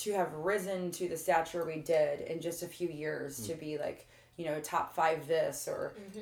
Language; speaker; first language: English; native; English